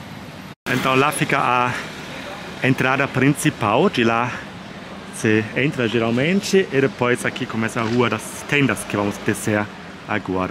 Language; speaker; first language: Portuguese; non-native, fluent; German